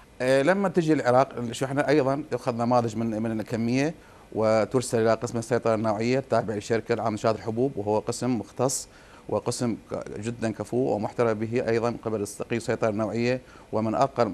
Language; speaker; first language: Arabic; native; Arabic